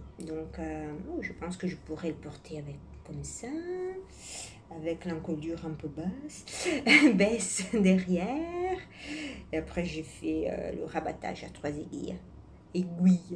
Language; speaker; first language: French; non-native, fluent; Italian